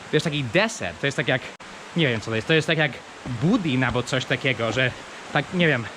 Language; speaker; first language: Polish; non-native, fluent; English